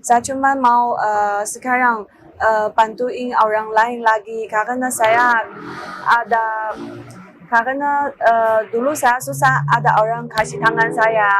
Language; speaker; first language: Indonesian; non-native, learner; Chinese